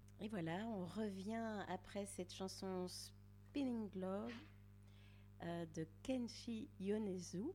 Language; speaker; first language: French; native; French